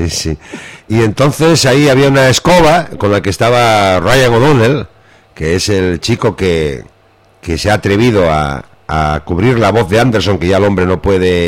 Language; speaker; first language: Spanish; native; Spanish